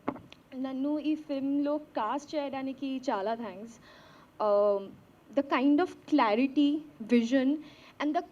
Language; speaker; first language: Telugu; non-native, learner; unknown